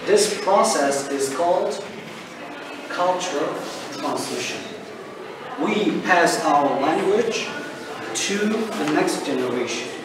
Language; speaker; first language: English; non-native, fluent; Turkish